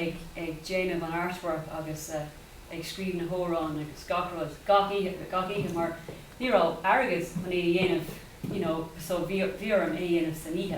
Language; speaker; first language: Irish; non-native, local second language; English